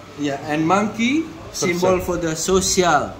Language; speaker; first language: English; non-native, learner; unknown